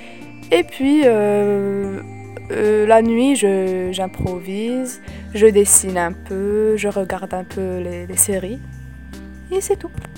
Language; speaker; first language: French; non-native, local second language; Arabic